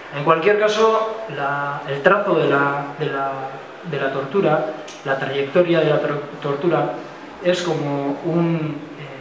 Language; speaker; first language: Spanish; non-native, local second language; Basque